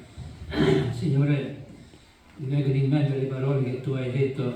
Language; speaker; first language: Italian; native; Italian